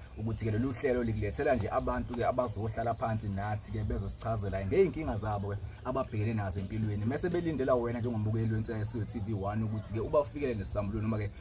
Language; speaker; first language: Zulu; native; Zulu